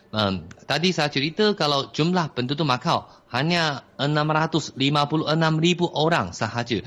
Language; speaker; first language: Malay; non-native, fluent; Chinese